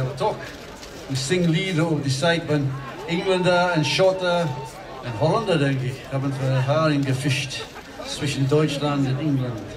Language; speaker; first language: German; non-native, learner; English